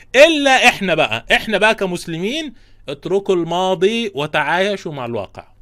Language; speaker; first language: Arabic; native; Arabic